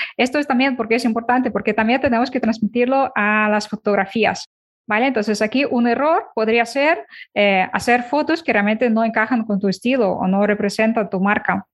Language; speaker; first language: Spanish; non-native, fluent; Ukrainian